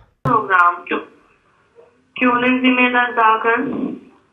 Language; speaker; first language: German; non-native, learner; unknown